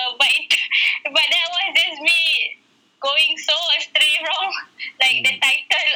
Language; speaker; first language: English; non-native, local second language; Malay